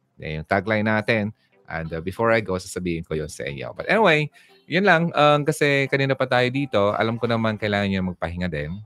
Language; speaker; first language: Filipino; non-native, local second language; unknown